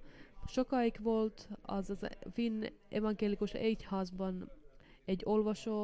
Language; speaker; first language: Hungarian; non-native, fluent; Finnish